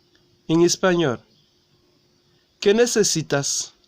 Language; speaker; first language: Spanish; non-native, learner; Haitian Creole